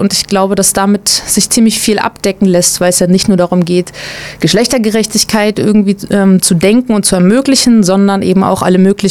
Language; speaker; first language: German; native; German